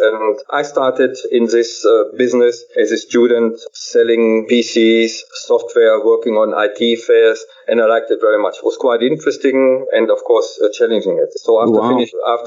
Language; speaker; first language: English; non-native, fluent; German